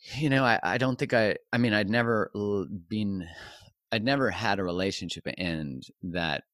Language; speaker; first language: English; native; English